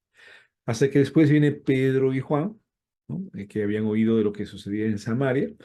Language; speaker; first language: Spanish; native; Spanish